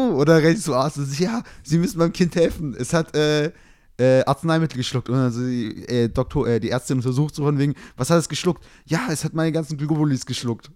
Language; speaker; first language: German; early bilingual, other home language; Turkish